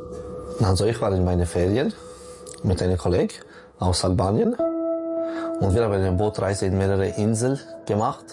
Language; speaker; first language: German; non-native, local second language; French